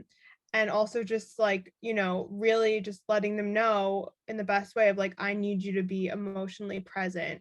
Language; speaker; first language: English; native; English